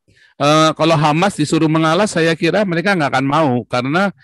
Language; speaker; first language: Indonesian; native; Indonesian